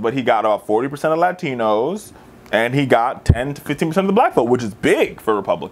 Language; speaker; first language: English; native; English